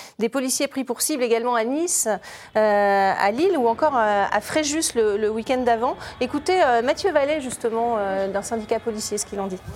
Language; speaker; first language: French; native; French